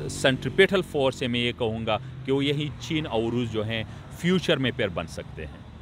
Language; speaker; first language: Urdu; non-native, local second language; Pashto